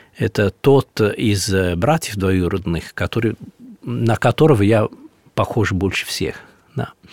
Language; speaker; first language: Russian; non-native, fluent; Italian